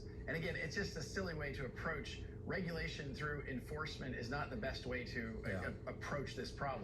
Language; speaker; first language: English; native; English